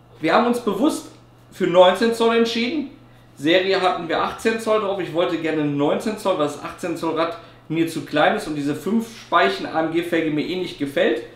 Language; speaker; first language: German; native; German